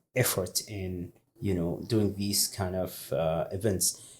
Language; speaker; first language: English; non-native, fluent; Arabic